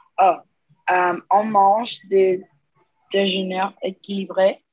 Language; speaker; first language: French; non-native, learner; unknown